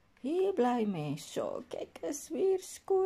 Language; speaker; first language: Dutch; non-native, learner; Indonesian